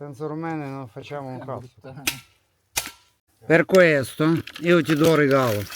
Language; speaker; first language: Italian; non-native, learner; Russian